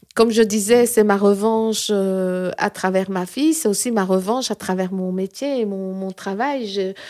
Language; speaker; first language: French; native; French